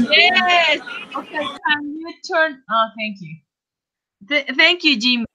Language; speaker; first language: English; non-native, fluent; Spanish